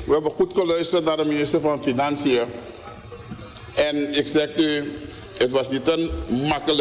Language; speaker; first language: Dutch; non-native, local second language; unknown